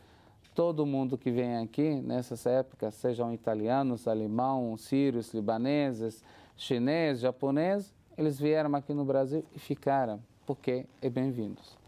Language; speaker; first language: Portuguese; non-native, fluent; Arabic